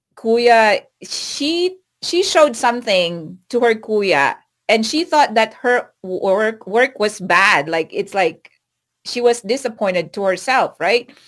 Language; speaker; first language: English; non-native, local second language; Filipino